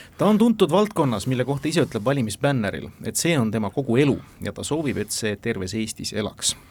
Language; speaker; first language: Estonian; native; Estonian